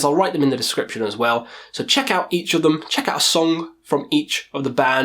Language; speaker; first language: English; native; English